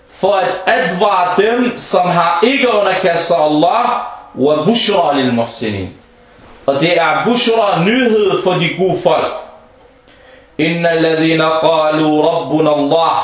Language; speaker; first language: Danish; non-native, fluent; Arabic